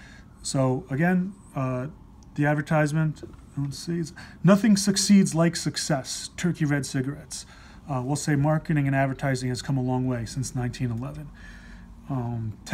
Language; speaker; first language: English; native; English